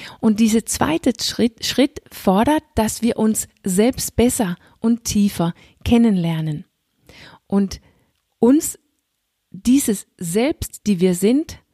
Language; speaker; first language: German; non-native, fluent; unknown